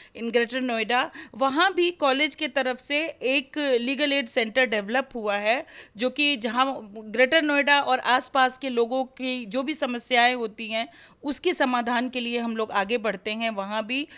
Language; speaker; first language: Hindi; native; Hindi